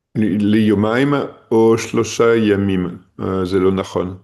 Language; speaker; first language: Hebrew; non-native, learner; French